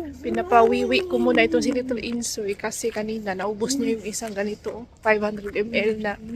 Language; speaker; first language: Filipino; non-native, local second language; Cebuano